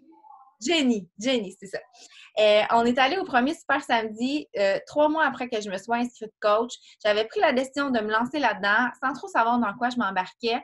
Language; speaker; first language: French; native; French